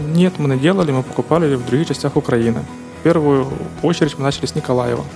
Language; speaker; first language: Russian; non-native, local second language; Ukrainian